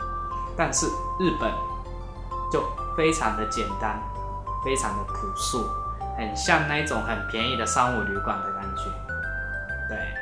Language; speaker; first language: Chinese; non-native, fluent; Japanese